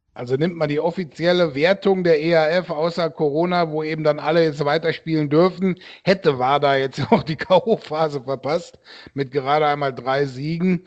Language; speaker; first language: German; native; German